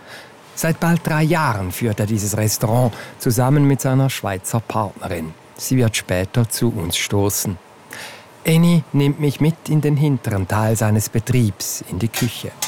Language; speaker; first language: German; native; German